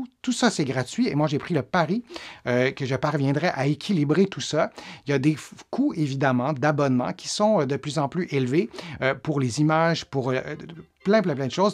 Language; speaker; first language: French; native; French